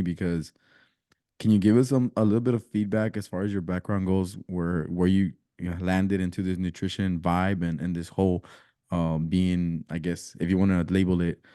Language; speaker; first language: English; early bilingual, other home language; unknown